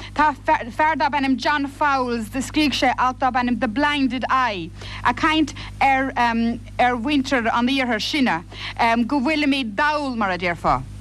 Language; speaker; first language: Irish; native; Irish